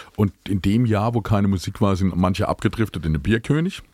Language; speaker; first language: German; native; German